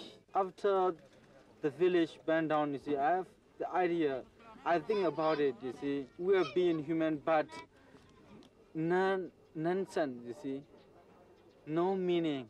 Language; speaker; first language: English; non-native, learner; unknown